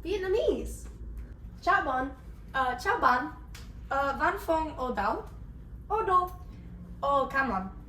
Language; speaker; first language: Vietnamese; non-native, learner; English